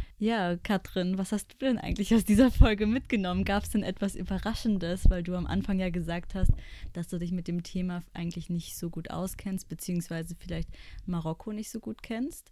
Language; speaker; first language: German; native; German